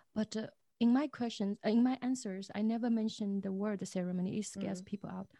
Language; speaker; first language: English; non-native, fluent; Chinese